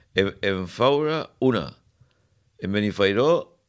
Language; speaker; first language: Spanish; non-native, local second language; Catalan